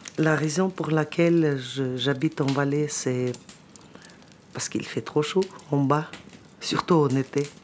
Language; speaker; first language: French; non-native, fluent; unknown